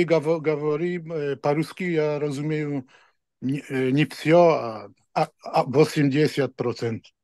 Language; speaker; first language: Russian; non-native, learner; Polish